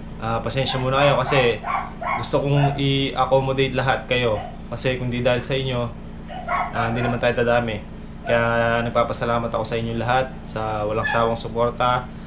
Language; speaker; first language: Filipino; non-native, local second language; Pampanga